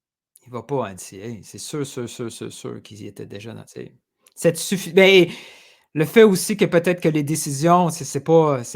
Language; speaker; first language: French; native; French